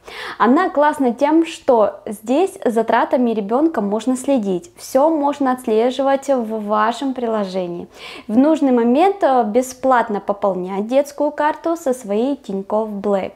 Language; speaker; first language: Russian; native; Russian